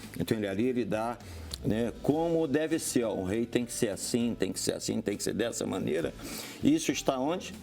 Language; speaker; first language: Portuguese; native; Portuguese